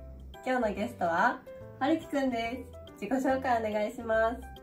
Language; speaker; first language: Japanese; native; Japanese